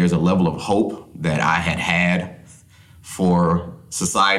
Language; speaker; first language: English; native; English